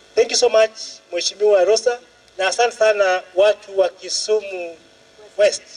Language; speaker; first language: Swahili; non-native, local second language; Luo (Kenya and Tanzania)